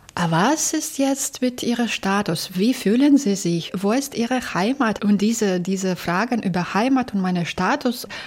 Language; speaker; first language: German; non-native, fluent; Belarusian